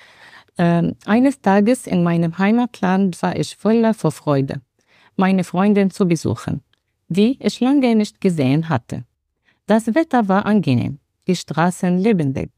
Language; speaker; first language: German; non-native, learner; Arabic